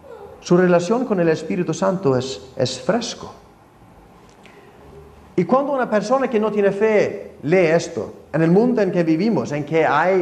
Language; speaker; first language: Spanish; non-native, fluent; Icelandic